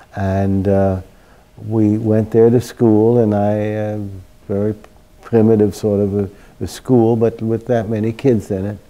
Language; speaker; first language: English; early bilingual, other home language; German